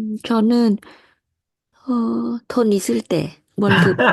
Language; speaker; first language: Korean; non-native, learner; Thai